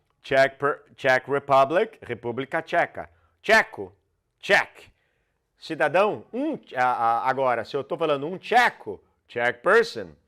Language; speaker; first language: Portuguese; non-native, fluent; English